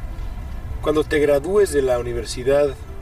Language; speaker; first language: Spanish; native; Spanish